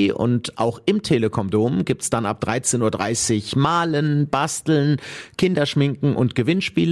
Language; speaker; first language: German; native; German